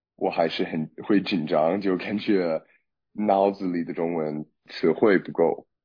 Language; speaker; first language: Chinese; non-native, fluent; English